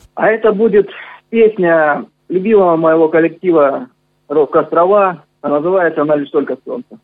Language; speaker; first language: Russian; native; Russian